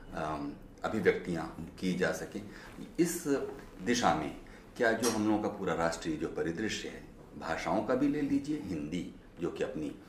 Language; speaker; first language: Hindi; native; Hindi